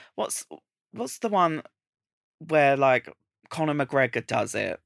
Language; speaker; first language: English; native; English